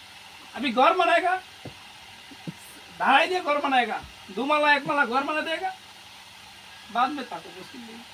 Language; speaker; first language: Hindi; non-native, learner; Bangla